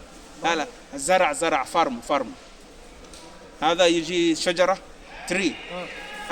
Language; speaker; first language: Arabic; non-native, learner; Somali